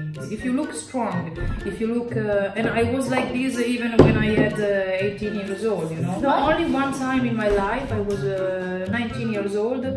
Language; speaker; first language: English; non-native, fluent; Italian